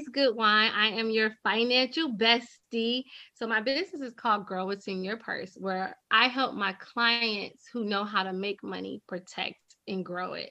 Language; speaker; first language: English; native; English